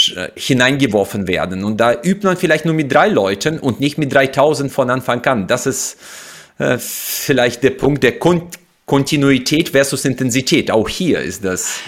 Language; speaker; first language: German; non-native, fluent; Russian